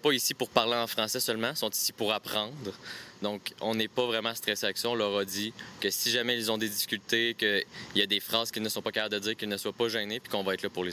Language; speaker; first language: French; native; French